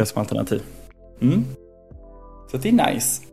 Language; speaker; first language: Swedish; native; Swedish